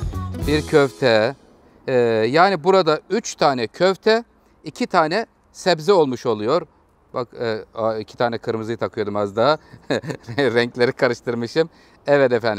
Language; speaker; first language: Turkish; native; Turkish